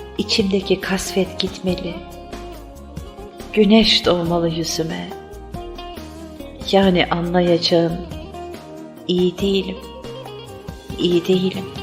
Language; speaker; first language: Turkish; native; Turkish